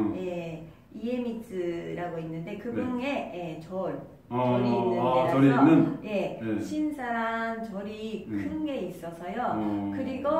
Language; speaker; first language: Korean; non-native, fluent; Japanese